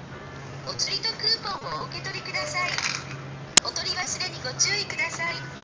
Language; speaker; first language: Japanese; native; Japanese